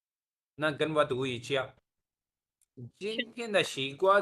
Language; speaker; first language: Chinese; non-native, fluent; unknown